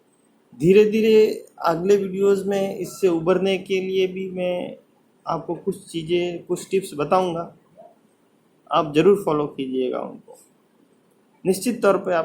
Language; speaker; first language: Hindi; native; Hindi